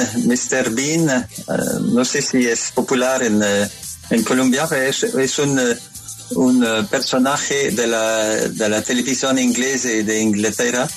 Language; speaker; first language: Spanish; non-native, learner; French